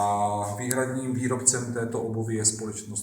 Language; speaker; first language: Czech; native; Czech